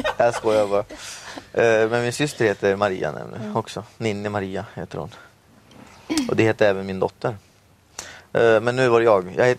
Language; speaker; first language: Swedish; early bilingual, other home language; Spanish